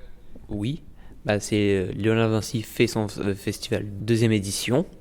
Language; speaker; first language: French; native; French